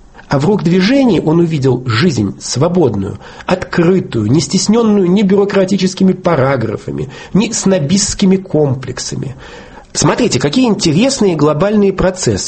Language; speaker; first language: Russian; native; Russian